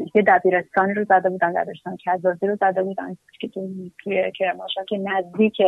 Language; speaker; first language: Persian; native; Persian